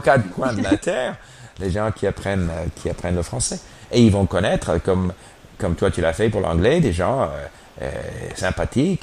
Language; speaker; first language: French; non-native, fluent; English